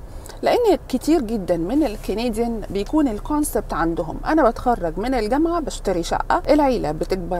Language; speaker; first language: Arabic; native; Arabic